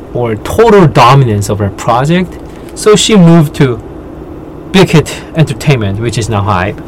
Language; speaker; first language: English; non-native, fluent; Korean